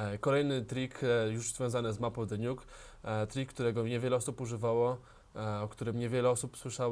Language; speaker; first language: Polish; native; Polish